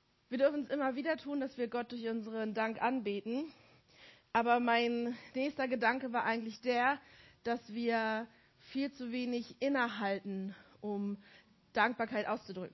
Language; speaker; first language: German; native; German